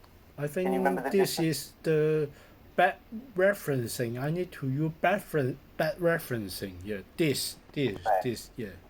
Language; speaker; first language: English; non-native, learner; Cantonese